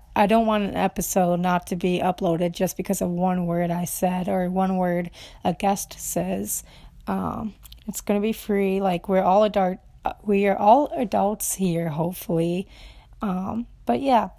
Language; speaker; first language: English; non-native, fluent; Romanian